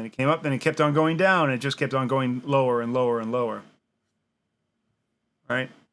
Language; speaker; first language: English; native; English